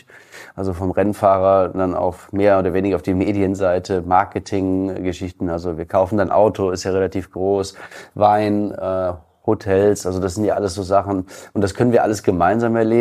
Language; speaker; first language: German; native; German